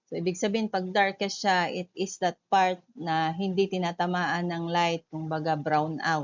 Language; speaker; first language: Filipino; native; Filipino